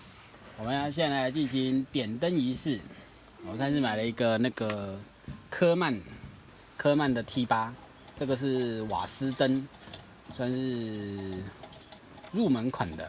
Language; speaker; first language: Chinese; native; Chinese